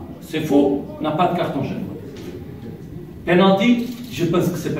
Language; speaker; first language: French; non-native, learner; Portuguese